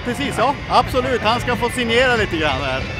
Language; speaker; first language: Swedish; native; Swedish